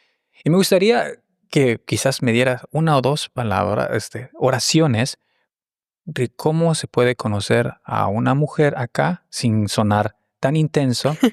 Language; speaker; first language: Spanish; native; Spanish